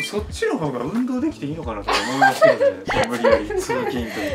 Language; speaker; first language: Japanese; native; Japanese